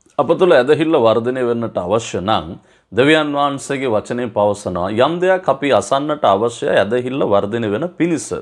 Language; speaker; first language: Sinhala; non-native, local second language; Tamil